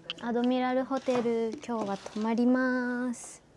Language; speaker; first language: Japanese; early bilingual, other home language; Filipino